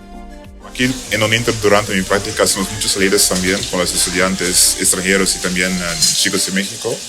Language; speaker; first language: Spanish; non-native, learner; Dutch